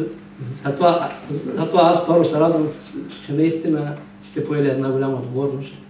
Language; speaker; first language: Bulgarian; non-native, local second language; Turkish